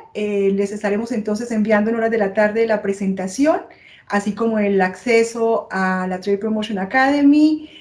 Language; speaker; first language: Spanish; native; Spanish